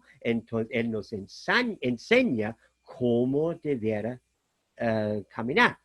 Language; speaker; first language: Spanish; non-native, fluent; German